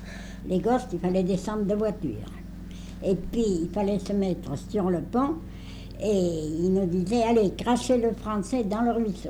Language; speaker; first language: French; native; French